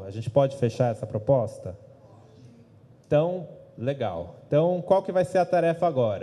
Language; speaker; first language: Portuguese; native; Portuguese